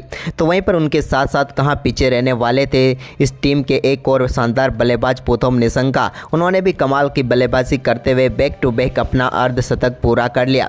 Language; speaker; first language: Hindi; native; Hindi